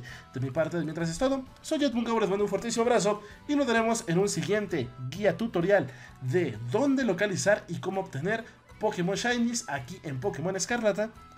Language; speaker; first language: Spanish; native; Spanish